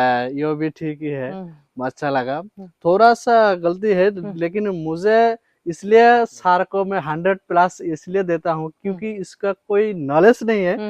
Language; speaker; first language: Hindi; non-native, local second language; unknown